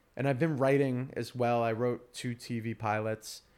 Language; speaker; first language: English; native; English